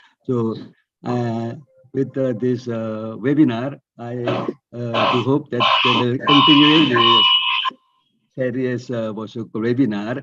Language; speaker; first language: English; non-native, fluent; Indonesian